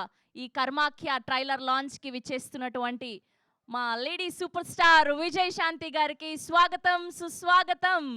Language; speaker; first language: Telugu; native; Telugu